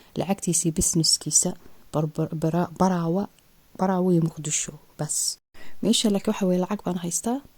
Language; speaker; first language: Somali; native; Somali